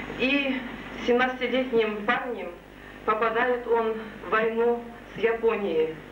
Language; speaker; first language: Russian; non-native, local second language; Tatar